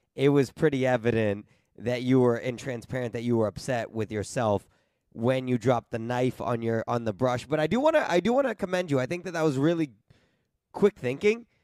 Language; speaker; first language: English; native; English